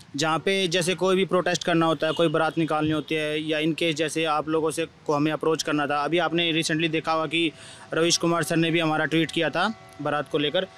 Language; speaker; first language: Hindi; native; Hindi